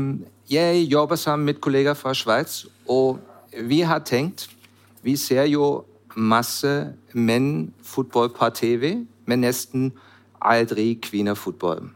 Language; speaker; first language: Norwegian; non-native, learner; German